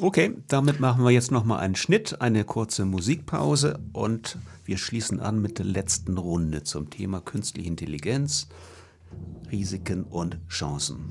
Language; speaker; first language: German; native; German